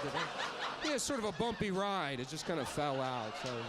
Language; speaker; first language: English; native; English